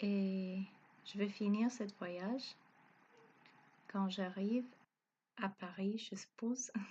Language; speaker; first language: French; non-native, learner; Spanish